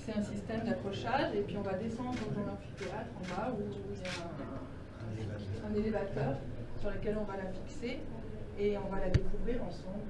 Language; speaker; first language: French; native; French